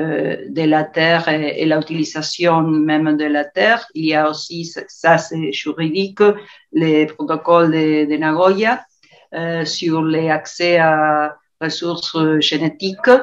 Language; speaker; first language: French; non-native, learner; Spanish